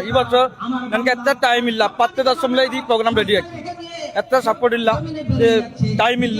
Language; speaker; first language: Malayalam; non-native, learner; Bangla